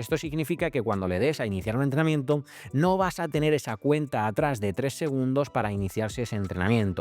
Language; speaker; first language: Spanish; native; Spanish